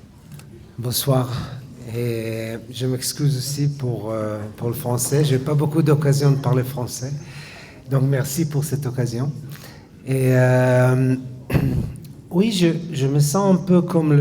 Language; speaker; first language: French; non-native, fluent; Hebrew